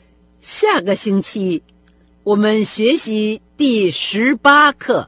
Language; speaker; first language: Chinese; non-native, fluent; Russian